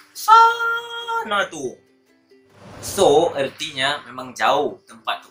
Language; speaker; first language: Malay; native; Malay